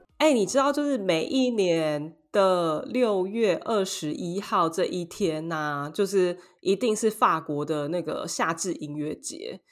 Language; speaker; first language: Chinese; native; Chinese